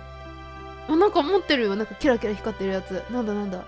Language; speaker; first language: Japanese; native; Japanese